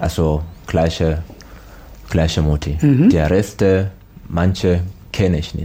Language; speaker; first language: German; non-native, learner; Swahili